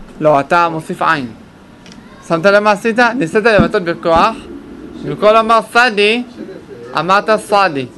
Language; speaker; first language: Hebrew; native; Hebrew